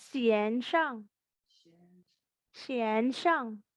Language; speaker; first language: Chinese; non-native, learner; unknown